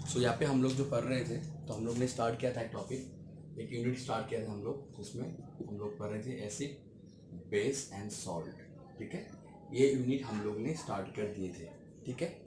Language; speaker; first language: Hindi; non-native, local second language; Bangla